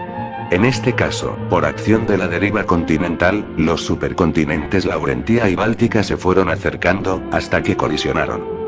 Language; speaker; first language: Spanish; native; Spanish